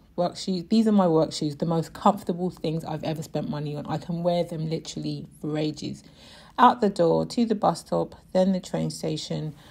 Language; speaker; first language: English; native; English